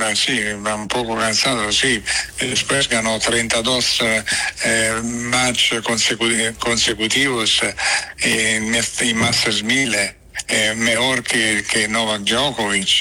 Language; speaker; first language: Spanish; non-native, fluent; Italian